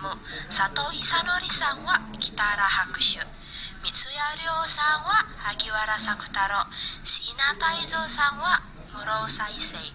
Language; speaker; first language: Japanese; non-native, fluent; Indonesian